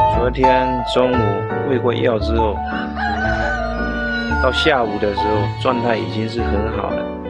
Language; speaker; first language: Chinese; native; Chinese